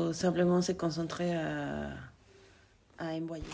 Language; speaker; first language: French; non-native, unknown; Spanish